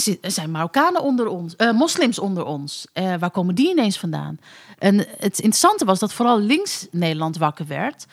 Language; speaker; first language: Dutch; early bilingual, other home language; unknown